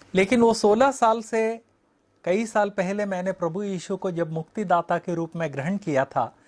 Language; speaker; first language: Hindi; native; Hindi